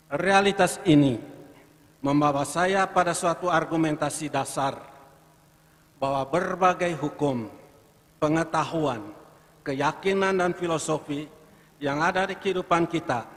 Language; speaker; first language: Indonesian; non-native, local second language; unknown